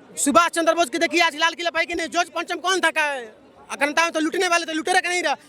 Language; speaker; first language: Hindi; native; Hindi